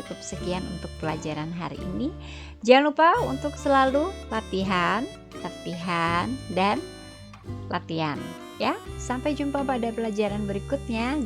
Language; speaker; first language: Indonesian; native; Indonesian